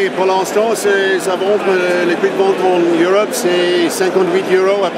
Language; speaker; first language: French; non-native, learner; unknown